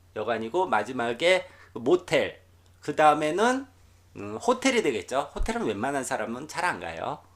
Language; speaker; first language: Korean; native; Korean